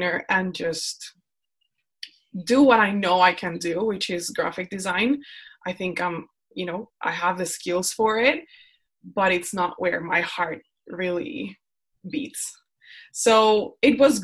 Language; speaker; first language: English; non-native, fluent; Spanish